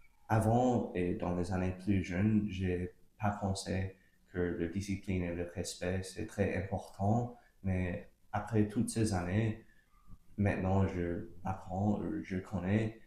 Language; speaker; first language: French; non-native, local second language; English